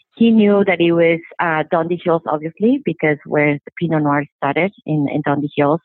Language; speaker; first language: English; non-native, fluent; Spanish